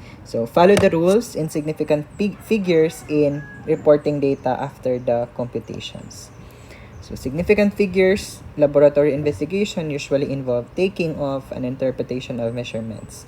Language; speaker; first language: English; non-native, local second language; Cebuano